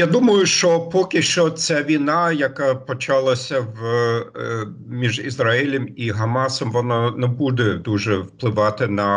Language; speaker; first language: Ukrainian; non-native, fluent; German